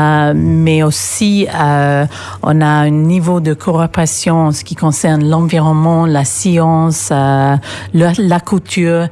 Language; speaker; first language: French; non-native, fluent; English